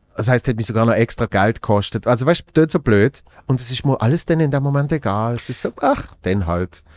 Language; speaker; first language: German; native; German